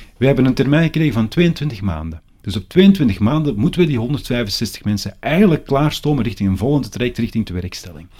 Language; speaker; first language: Dutch; native; Dutch